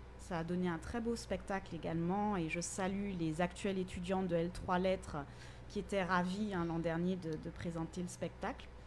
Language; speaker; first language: French; native; French